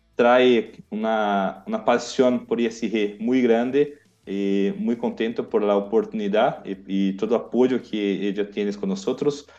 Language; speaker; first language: Spanish; non-native, learner; Portuguese